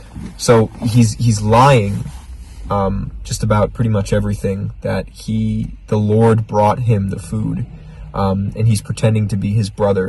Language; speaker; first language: English; native; English